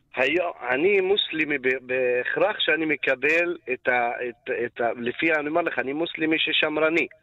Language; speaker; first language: Hebrew; non-native, local second language; Arabic